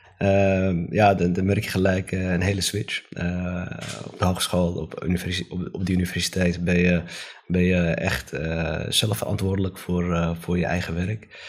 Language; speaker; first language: Dutch; native; Dutch